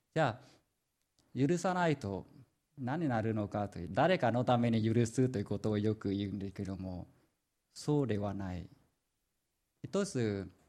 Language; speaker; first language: Japanese; non-native, fluent; Vietnamese